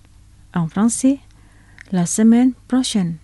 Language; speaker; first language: French; non-native, fluent; Indonesian